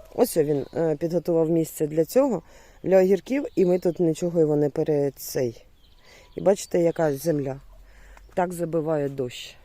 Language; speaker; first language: Ukrainian; non-native, local second language; Russian